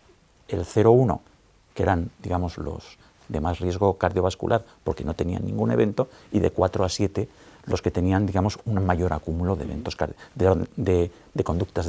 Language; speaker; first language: Spanish; native; Spanish